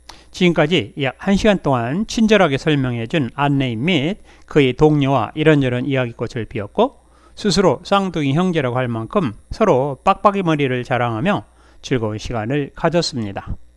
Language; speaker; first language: Korean; native; Korean